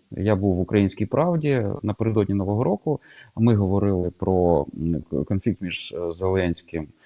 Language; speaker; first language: Ukrainian; native; Ukrainian